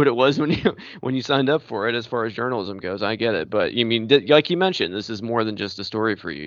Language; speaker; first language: English; native; English